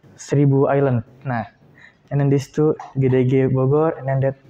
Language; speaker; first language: English; non-native, learner; Indonesian